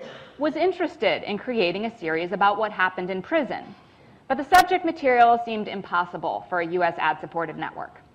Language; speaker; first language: English; native; English